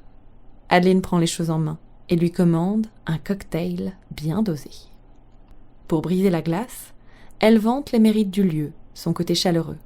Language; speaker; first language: French; native; French